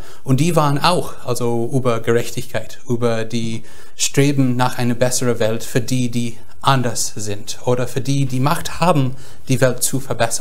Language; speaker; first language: German; non-native, fluent; English